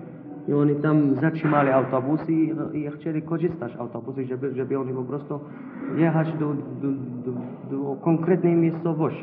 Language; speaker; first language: Polish; non-native, learner; Arabic